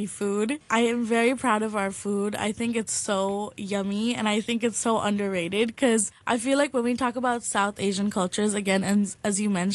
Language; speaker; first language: English; non-native, local second language; Bangla